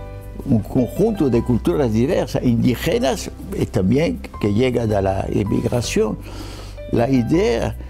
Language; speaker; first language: Spanish; non-native, fluent; French